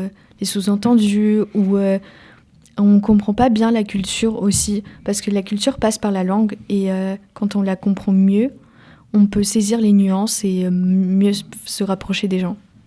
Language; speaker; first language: French; early bilingual, other home language; Ukrainian